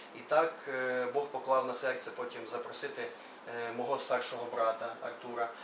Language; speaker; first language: Ukrainian; native; Ukrainian